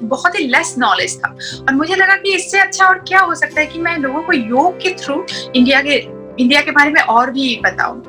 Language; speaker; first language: Hindi; non-native, local second language; Bangla